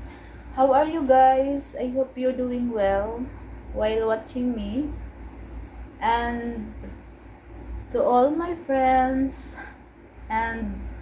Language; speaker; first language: English; non-native, learner; Cebuano